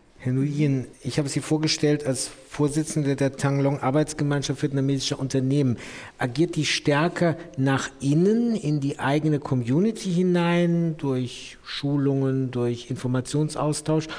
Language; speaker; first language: German; native; German